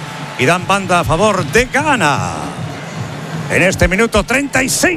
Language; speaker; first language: Spanish; native; Spanish